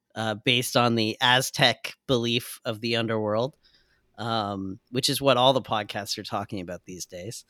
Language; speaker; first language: English; native; English